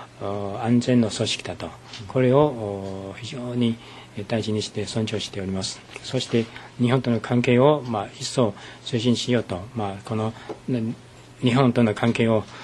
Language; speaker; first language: Japanese; non-native, fluent; Chinese